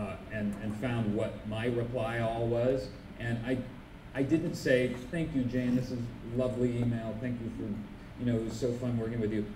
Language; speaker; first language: English; native; English